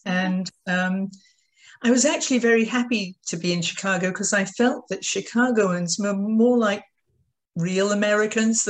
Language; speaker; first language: English; native; English